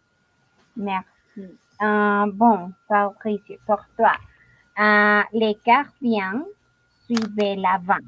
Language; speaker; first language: French; non-native, learner; Spanish